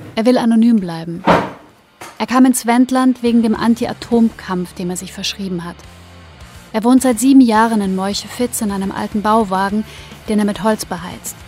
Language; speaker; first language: German; native; German